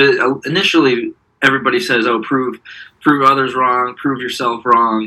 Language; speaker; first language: English; native; English